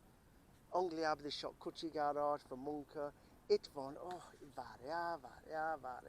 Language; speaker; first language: Hungarian; early bilingual, heritage; English